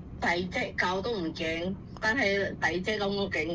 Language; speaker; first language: Cantonese; non-native, learner; Indonesian